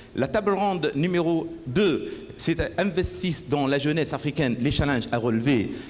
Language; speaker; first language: French; non-native, local second language; Arabic